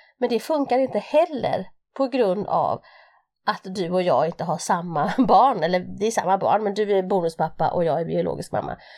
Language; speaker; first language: Swedish; early bilingual, other home language; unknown